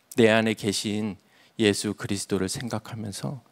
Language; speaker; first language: Korean; native; Korean